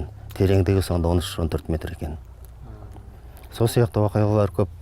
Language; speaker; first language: Kazakh; native; Kazakh